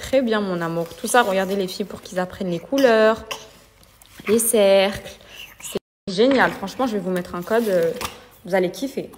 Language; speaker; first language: French; native; French